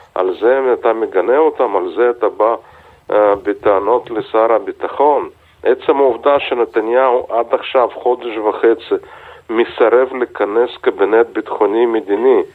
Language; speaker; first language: Hebrew; non-native, fluent; Russian